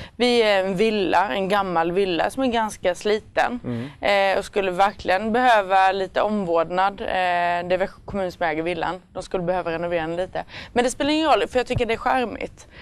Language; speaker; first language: Swedish; native; Swedish